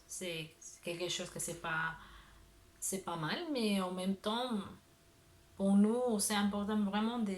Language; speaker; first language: French; non-native, learner; Spanish